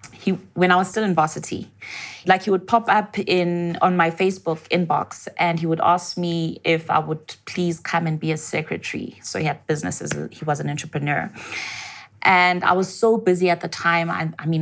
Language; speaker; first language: English; non-native, local second language; Zulu